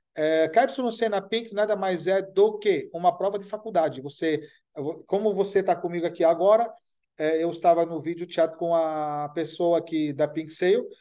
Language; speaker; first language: Portuguese; non-native, fluent; Arabic